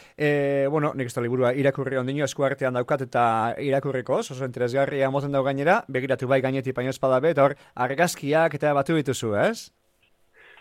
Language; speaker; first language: Basque; native; Basque